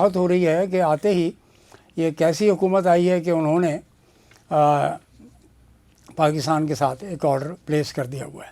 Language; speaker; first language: Urdu; native; Urdu